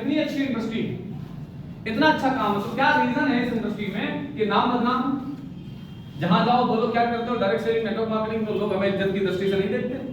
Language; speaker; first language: Hindi; native; Hindi